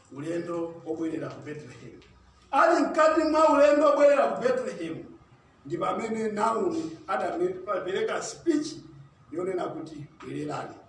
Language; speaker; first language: Nyanja; native; Nyanja